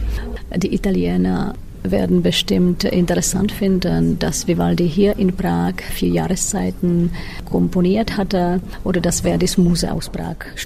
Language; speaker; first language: German; non-native, fluent; Czech